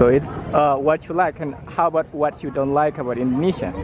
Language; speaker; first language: English; non-native, fluent; Indonesian